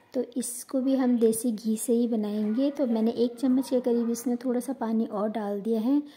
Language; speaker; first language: Hindi; native; Hindi